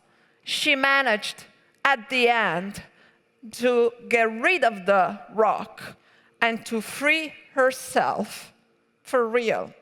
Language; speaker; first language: English; non-native, fluent; Italian